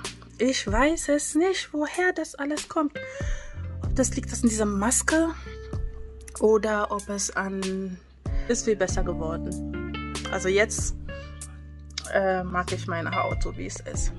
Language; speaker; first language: German; non-native, fluent; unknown